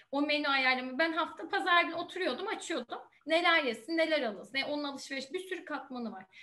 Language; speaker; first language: Turkish; native; Turkish